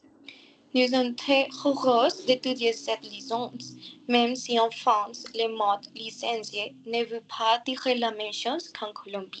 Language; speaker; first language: French; non-native, learner; Spanish